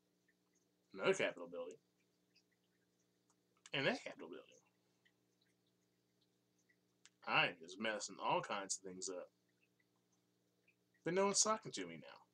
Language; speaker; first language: English; native; English